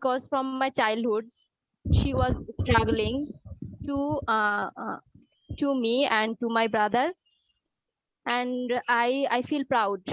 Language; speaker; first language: English; non-native, learner; Bangla